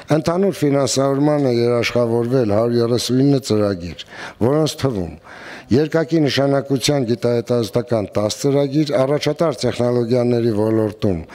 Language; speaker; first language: Armenian; native; Armenian